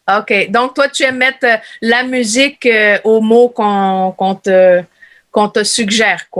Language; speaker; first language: French; native; French